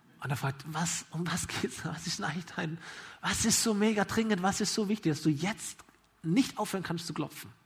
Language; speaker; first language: German; native; German